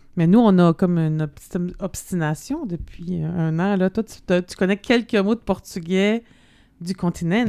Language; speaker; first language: French; native; French